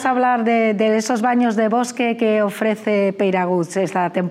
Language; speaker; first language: Spanish; native; Spanish